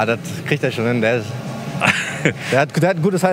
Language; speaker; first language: German; native; German